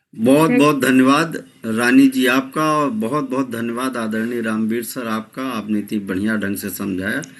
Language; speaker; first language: Hindi; native; Hindi